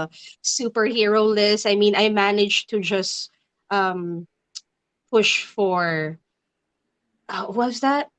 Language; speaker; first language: English; non-native, local second language; Filipino